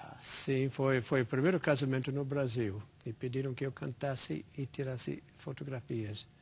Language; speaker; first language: Portuguese; non-native, fluent; English